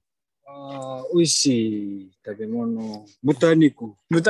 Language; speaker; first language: Japanese; non-native, learner; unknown